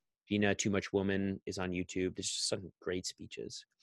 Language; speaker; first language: English; native; English